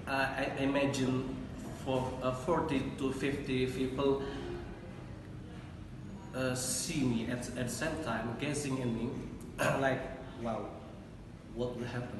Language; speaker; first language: English; non-native, learner; Indonesian